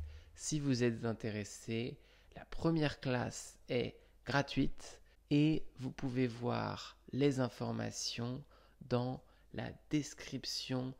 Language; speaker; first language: French; non-native, fluent; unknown